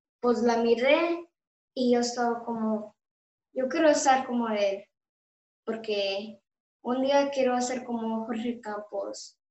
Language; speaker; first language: Spanish; early bilingual, heritage; Spanish